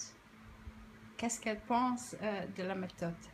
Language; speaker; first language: French; non-native, fluent; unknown